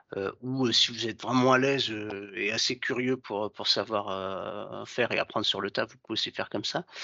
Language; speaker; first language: French; native; French